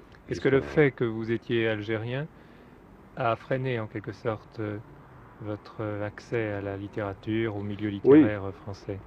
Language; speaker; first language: French; native; French